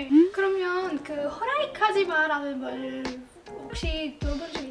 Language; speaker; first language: Korean; non-native, learner; Arabic